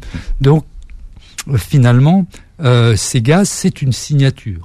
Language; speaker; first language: French; native; French